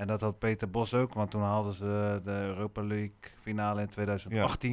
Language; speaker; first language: Dutch; native; Dutch